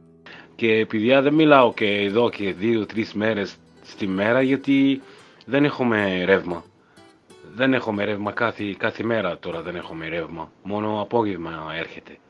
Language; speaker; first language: Greek; non-native, fluent; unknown